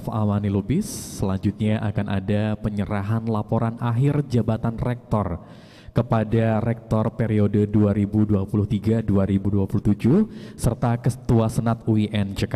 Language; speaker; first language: Indonesian; native; Indonesian